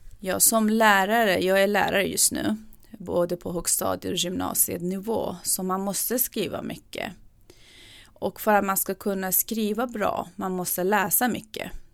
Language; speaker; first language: Swedish; non-native, fluent; Persian